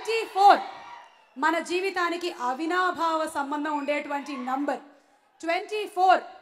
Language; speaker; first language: Telugu; native; Telugu